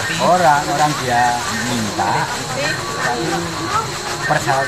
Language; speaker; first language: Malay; non-native, local second language; Javanese